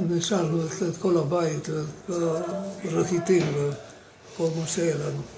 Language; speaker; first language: Hebrew; non-native, fluent; Romanian